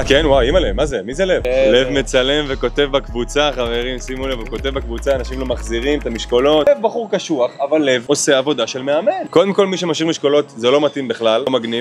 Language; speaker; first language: Hebrew; native; Hebrew